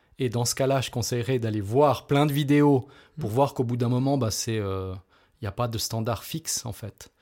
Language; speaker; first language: French; native; French